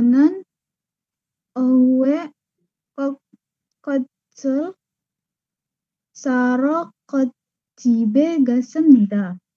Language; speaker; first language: Korean; non-native, learner; Indonesian